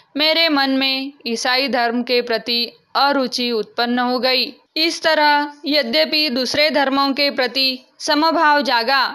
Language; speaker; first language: Hindi; non-native, local second language; Marathi